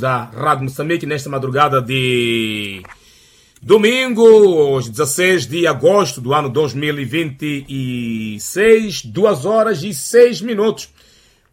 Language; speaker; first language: Portuguese; non-native, local second language; Makhuwa